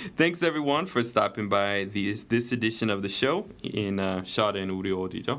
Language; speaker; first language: English; native; English